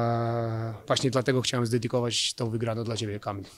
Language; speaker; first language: Polish; non-native, fluent; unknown